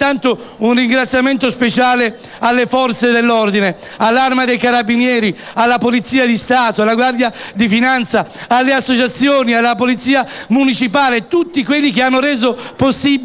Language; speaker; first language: Italian; native; Italian